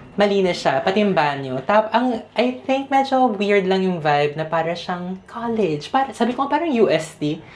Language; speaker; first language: Filipino; native; Filipino